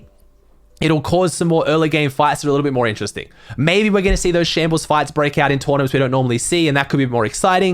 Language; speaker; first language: English; native; English